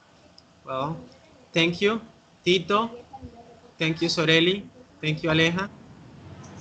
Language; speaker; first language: English; non-native, learner; Spanish